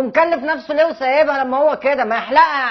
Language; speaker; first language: Arabic; native; Arabic